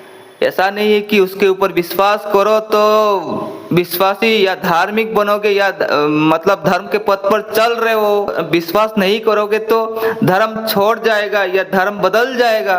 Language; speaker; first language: Hindi; non-native, local second language; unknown